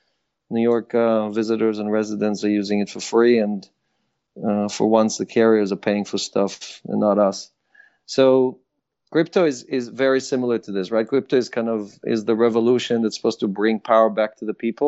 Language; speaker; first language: English; non-native, fluent; Hebrew